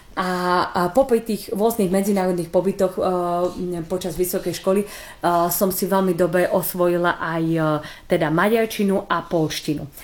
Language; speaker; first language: Slovak; native; Slovak